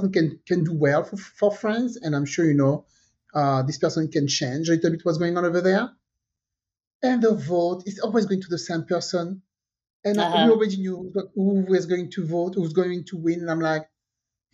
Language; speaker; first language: English; non-native, fluent; French